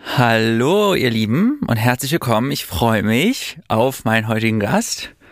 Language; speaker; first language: German; native; German